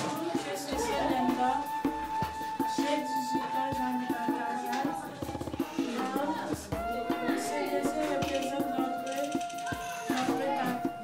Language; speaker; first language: French; non-native, local second language; Haitian Creole